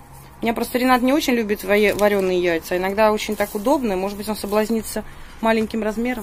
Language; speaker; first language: Russian; native; Russian